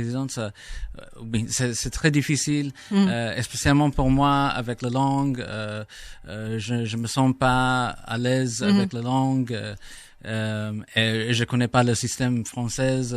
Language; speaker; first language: French; non-native, learner; English